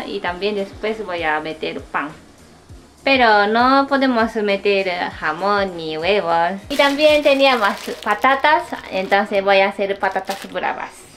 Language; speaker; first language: Spanish; non-native, fluent; Japanese